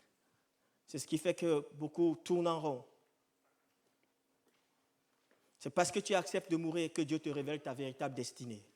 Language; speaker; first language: French; native; French